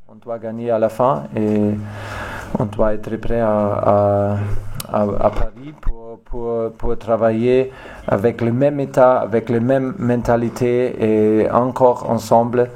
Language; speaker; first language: French; non-native, learner; German